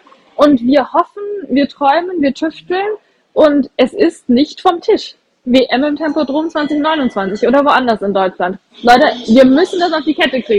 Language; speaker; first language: German; native; German